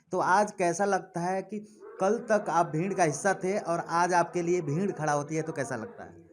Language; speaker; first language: Hindi; native; Hindi